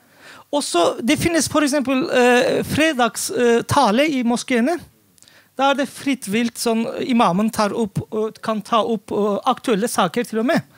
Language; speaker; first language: Norwegian; non-native, fluent; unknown